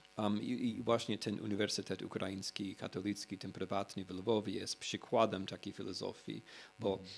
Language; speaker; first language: Polish; non-native, fluent; English